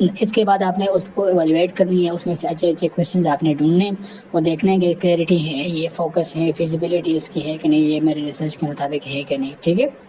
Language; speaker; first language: Urdu; non-native, local second language; Pashto